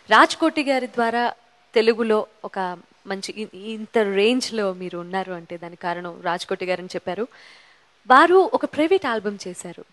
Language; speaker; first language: Telugu; native; Telugu